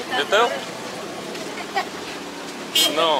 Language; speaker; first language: English; non-native, learner; Russian